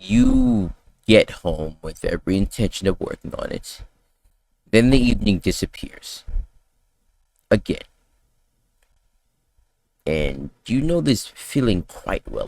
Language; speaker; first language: English; native; English